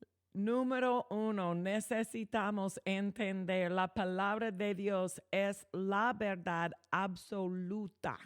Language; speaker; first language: Spanish; non-native, fluent; English